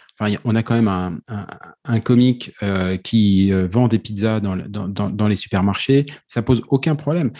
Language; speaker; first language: French; native; French